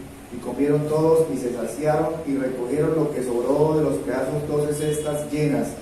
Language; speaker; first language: Spanish; native; Spanish